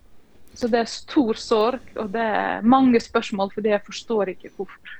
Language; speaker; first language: Norwegian; non-native, fluent; Ukrainian